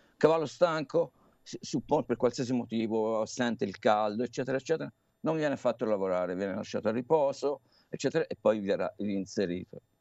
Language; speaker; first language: Italian; native; Italian